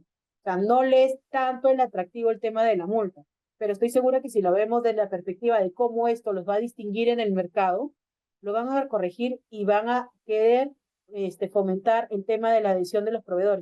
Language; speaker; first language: Spanish; native; Spanish